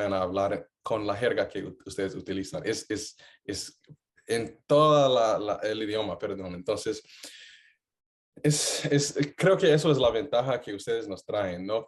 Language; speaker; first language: Spanish; non-native, fluent; English